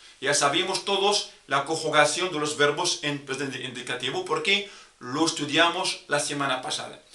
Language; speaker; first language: Spanish; non-native, fluent; Arabic